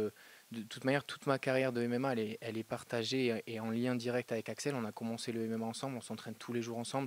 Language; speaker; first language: French; native; French